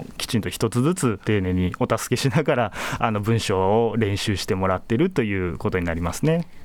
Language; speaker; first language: Japanese; native; Japanese